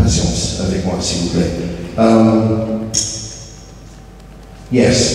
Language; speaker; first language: French; non-native, learner; English